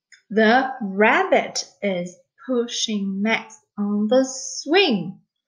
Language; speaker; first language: English; non-native, fluent; Vietnamese